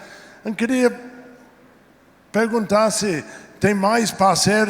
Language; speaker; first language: Portuguese; non-native, fluent; English